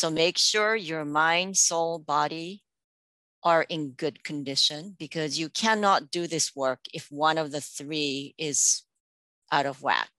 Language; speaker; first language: English; non-native, fluent; Japanese